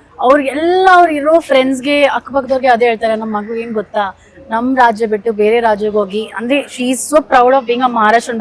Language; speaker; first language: Kannada; non-native, fluent; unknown